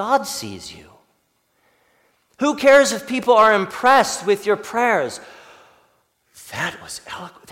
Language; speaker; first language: English; native; English